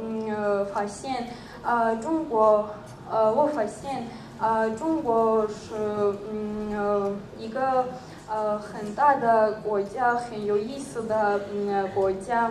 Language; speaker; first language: Chinese; non-native, learner; Georgian